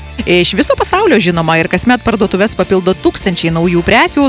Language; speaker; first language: Lithuanian; native; Lithuanian